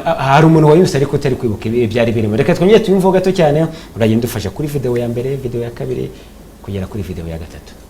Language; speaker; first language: Kinyarwanda; native; Kinyarwanda